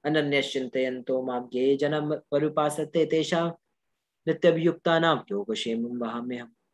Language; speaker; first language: Hindi; native; Hindi